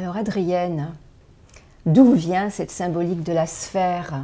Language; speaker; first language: French; native; French